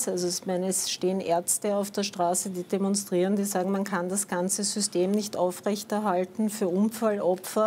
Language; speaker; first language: German; native; German